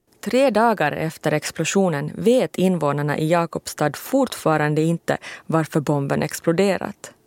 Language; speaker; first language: Swedish; native; Swedish